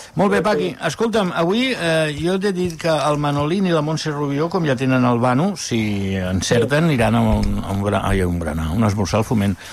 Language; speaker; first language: Catalan; non-native, local second language; Spanish